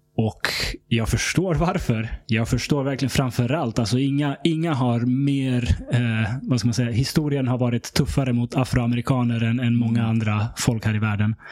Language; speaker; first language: Swedish; early bilingual, other home language; Serbian